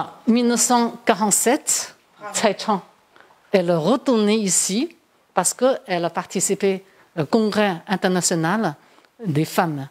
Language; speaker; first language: French; non-native, learner; Chinese